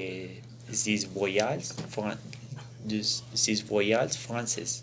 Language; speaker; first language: French; non-native, learner; Spanish